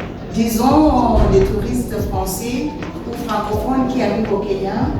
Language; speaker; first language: French; non-native, fluent; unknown